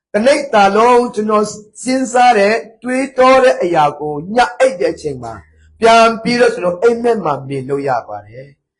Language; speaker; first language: Burmese; non-native, local second language; Tedim Chin